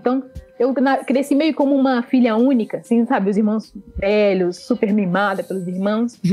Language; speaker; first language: Portuguese; early bilingual, other home language; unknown